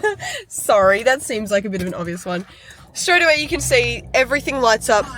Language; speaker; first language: English; native; English